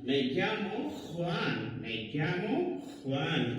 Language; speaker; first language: Spanish; non-native, learner; Hindi